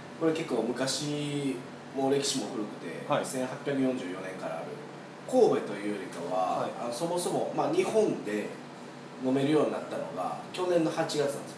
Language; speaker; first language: Japanese; native; Japanese